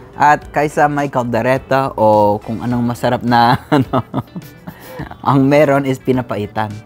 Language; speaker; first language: Filipino; non-native, fluent; English